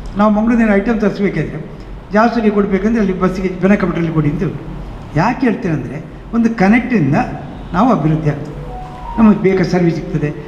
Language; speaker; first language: Kannada; native; Kannada